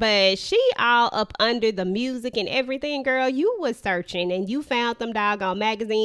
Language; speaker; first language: English; native; English